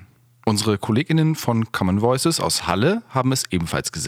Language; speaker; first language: German; native; German